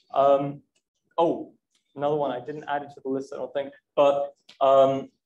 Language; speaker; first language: English; native; English